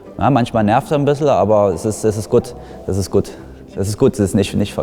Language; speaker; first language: German; native; German